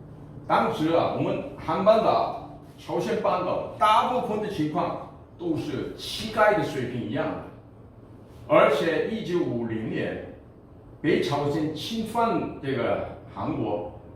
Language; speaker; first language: Chinese; non-native, fluent; Korean